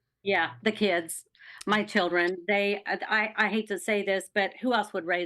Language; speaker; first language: English; native; English